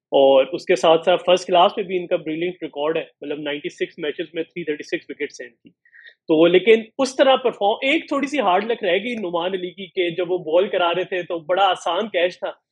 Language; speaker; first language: Urdu; native; Urdu